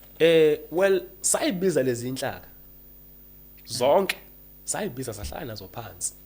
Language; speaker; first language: Zulu; native; Zulu